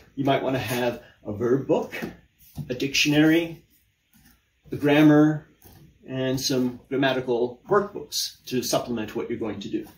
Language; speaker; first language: English; native; English